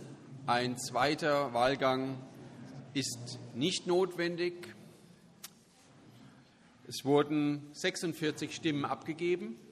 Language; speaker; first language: German; native; German